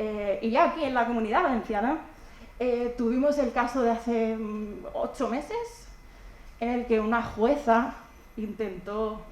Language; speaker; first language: Spanish; native; Spanish